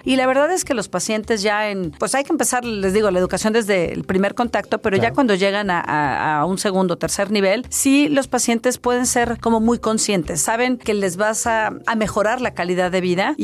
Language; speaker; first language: Spanish; native; Spanish